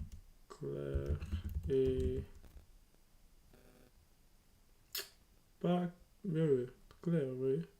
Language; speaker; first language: French; non-native, learner; English